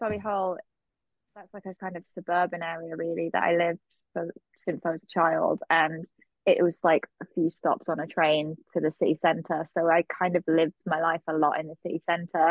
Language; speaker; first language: English; native; English